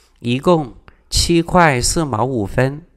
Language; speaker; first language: Chinese; non-native, fluent; Vietnamese